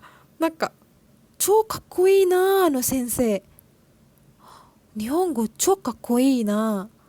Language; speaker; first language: Japanese; non-native, learner; Malay